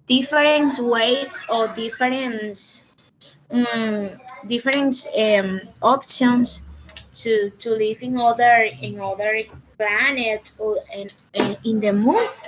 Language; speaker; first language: English; non-native, learner; Spanish